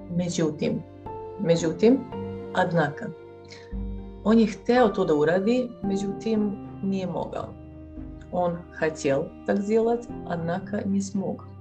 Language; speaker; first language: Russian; non-native, fluent; Serbian